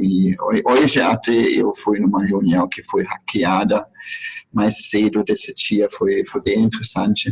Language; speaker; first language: Portuguese; non-native, fluent; German